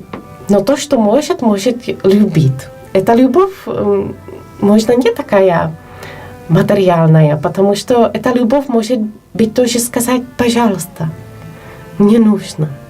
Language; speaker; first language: Russian; non-native, fluent; Polish